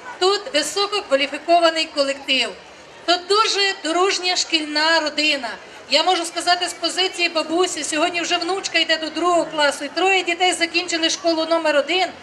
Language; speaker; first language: Ukrainian; native; Ukrainian